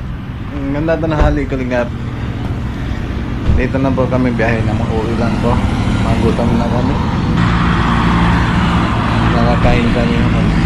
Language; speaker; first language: Filipino; non-native, learner; Punjabi